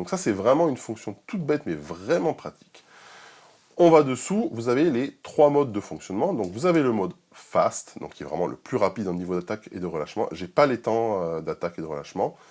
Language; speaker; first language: French; native; French